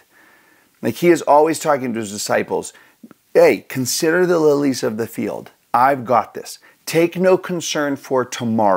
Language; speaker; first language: English; native; English